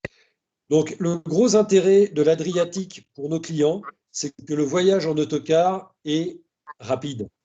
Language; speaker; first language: French; native; French